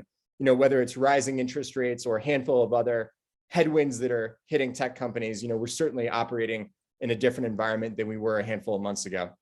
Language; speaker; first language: English; native; English